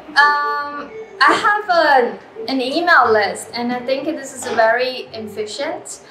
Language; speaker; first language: English; non-native, fluent; Chinese